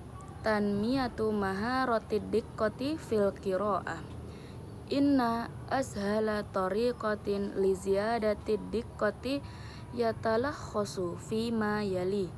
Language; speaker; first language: Arabic; non-native, learner; Indonesian